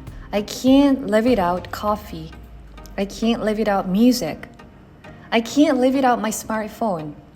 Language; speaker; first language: English; non-native, fluent; Korean